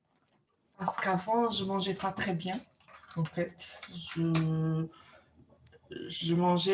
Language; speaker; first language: French; non-native, fluent; Portuguese